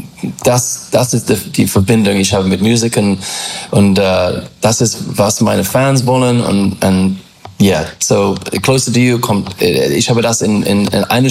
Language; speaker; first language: German; non-native, learner; English